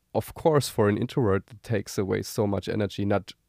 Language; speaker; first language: English; non-native, fluent; German